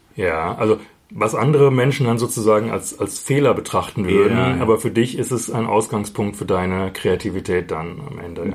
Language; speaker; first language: German; native; German